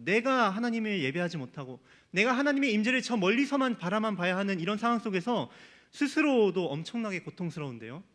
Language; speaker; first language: Korean; native; Korean